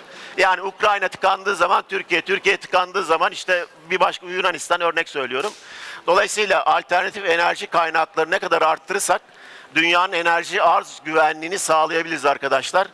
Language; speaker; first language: Turkish; native; Turkish